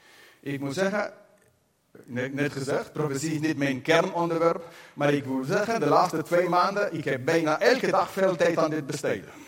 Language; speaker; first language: Dutch; non-native, fluent; English